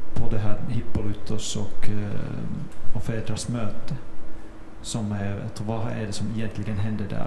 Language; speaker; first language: Swedish; non-native, fluent; Finnish